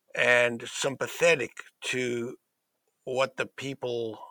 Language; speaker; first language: English; native; English